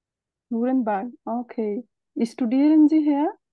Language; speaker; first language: German; non-native, fluent; Bangla